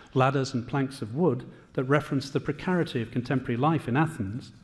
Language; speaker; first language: English; native; English